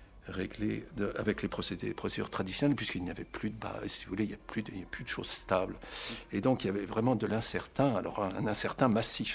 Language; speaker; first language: French; native; French